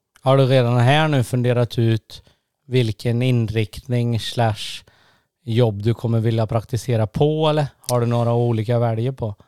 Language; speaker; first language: Swedish; native; Swedish